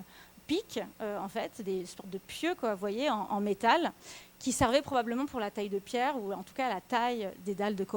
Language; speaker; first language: French; native; French